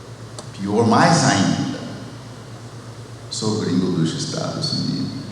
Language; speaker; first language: Portuguese; non-native, fluent; English